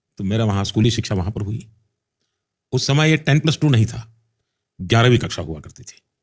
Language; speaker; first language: Hindi; non-native, local second language; Gujarati